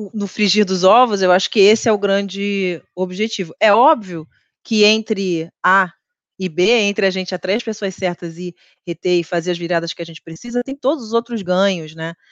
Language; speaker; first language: Portuguese; native; Portuguese